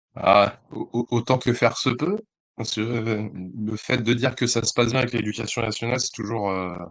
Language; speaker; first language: French; native; French